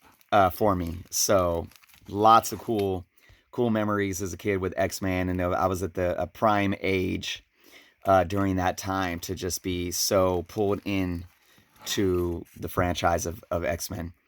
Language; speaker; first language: English; native; English